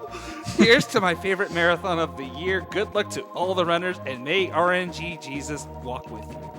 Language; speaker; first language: English; native; English